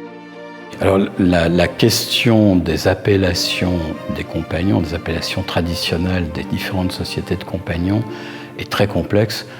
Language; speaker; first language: French; native; French